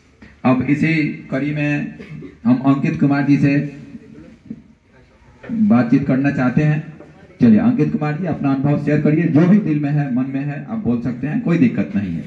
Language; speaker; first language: Hindi; native; Hindi